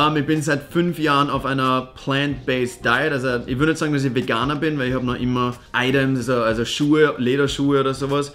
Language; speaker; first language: German; native; German